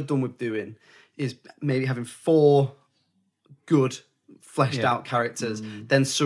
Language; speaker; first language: English; native; English